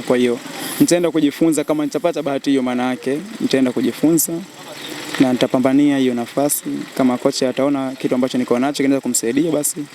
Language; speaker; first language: Swahili; native; Swahili